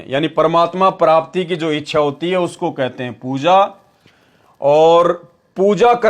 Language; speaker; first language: Hindi; native; Hindi